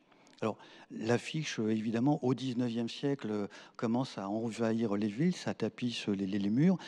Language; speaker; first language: French; native; French